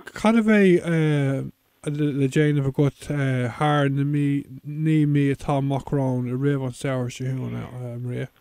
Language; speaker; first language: Irish; non-native, local second language; English